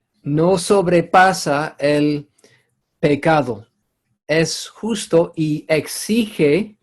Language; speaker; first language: Spanish; non-native, fluent; English